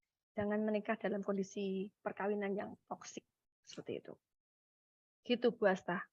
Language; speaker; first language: Malay; native; Malay